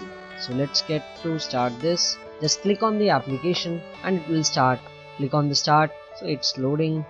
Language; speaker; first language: English; non-native, local second language; Hindi